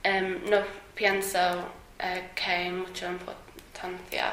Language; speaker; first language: Spanish; non-native, learner; English